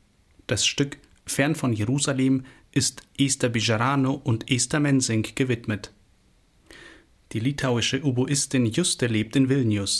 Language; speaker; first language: German; native; German